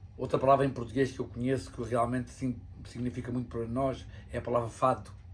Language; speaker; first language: Portuguese; native; Portuguese